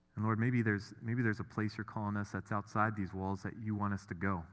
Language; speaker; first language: English; native; English